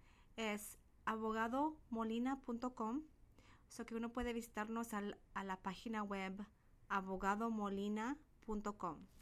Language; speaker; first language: Spanish; early bilingual, heritage; Spanish